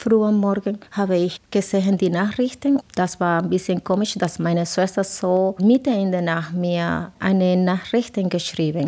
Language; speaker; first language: German; non-native, learner; Spanish